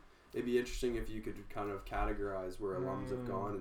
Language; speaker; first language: English; native; English